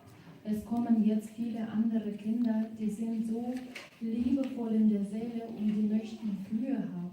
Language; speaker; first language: German; non-native, fluent; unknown